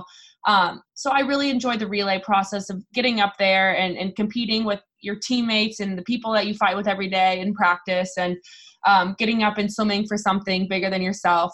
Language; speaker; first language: English; native; English